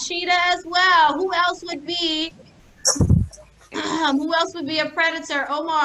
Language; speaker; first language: English; native; English